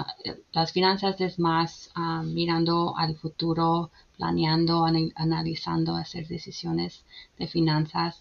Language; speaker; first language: Spanish; early bilingual, heritage; Spanish